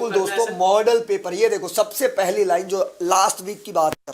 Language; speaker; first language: Hindi; native; Hindi